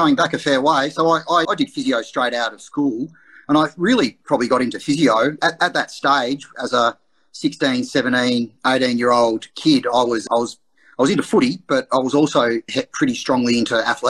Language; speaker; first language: English; native; English